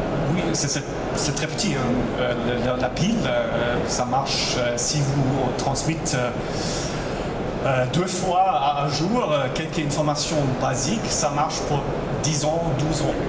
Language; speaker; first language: French; non-native, local second language; German